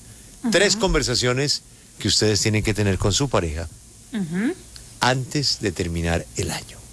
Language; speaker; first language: Spanish; native; Spanish